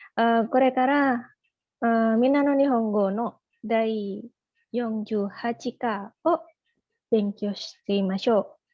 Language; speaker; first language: Japanese; non-native, fluent; Indonesian